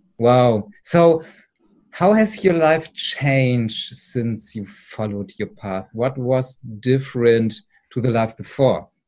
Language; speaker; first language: English; non-native, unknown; German